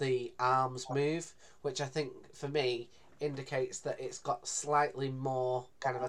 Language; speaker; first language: English; native; English